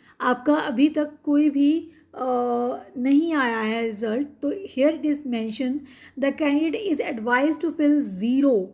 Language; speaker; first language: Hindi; non-native, local second language; Punjabi